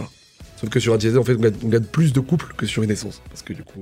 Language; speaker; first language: French; native; French